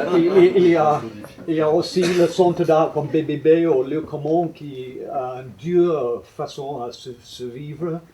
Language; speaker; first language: French; non-native, fluent; English